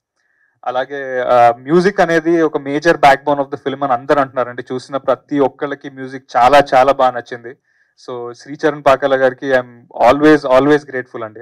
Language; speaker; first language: Telugu; native; Telugu